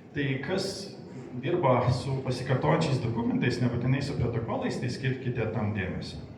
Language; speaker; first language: Lithuanian; non-native, local second language; Polish